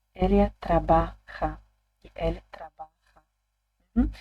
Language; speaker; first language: Spanish; non-native, fluent; Ukrainian